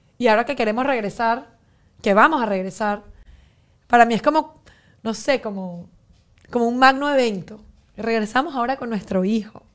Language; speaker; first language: Spanish; native; Spanish